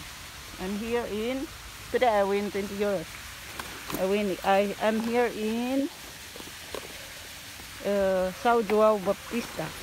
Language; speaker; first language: English; non-native, local second language; Filipino